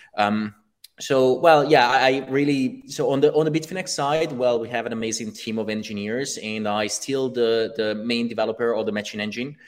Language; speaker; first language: English; non-native, fluent; Italian